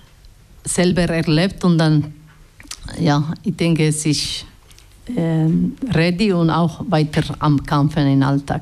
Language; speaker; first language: German; non-native, learner; Basque